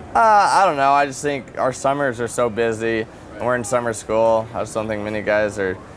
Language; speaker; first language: English; native; English